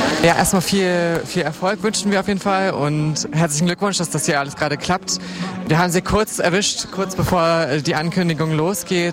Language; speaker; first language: German; native; German